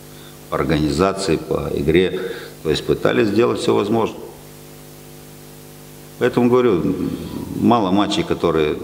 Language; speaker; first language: Russian; native; Russian